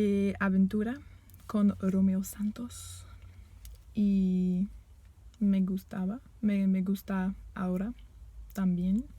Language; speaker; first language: Spanish; non-native, fluent; French